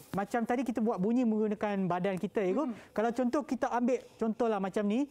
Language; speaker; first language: Malay; native; Malay